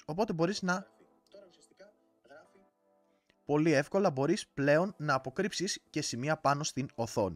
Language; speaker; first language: Greek; native; Greek